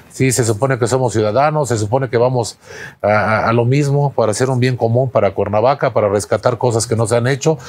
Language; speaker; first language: Spanish; native; Spanish